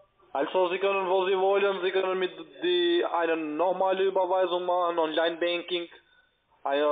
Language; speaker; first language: German; non-native, learner; Italian